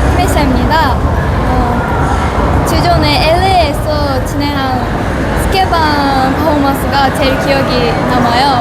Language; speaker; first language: Korean; non-native, fluent; Japanese